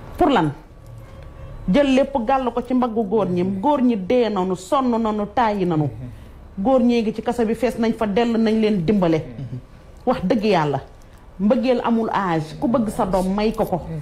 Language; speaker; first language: Wolof; non-native, local second language; Fula